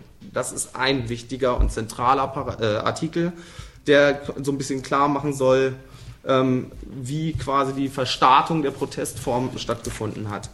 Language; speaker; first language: German; native; German